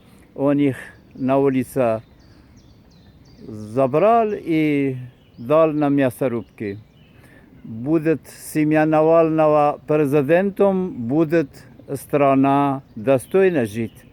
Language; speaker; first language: Russian; non-native, fluent; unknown